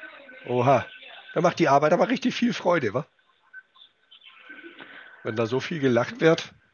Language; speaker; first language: German; native; German